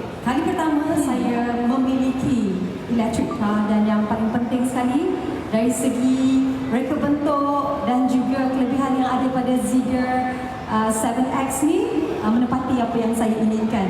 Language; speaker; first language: Malay; native; Malay